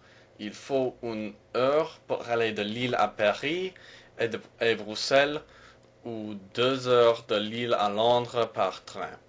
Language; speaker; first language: French; non-native, learner; English